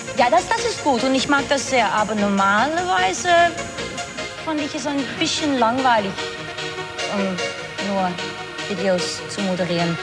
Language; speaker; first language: German; non-native, learner; Dutch